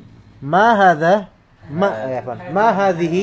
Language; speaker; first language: Arabic; non-native, fluent; Indonesian